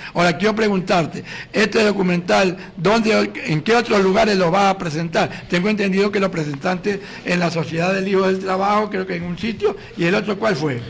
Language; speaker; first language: Spanish; native; Spanish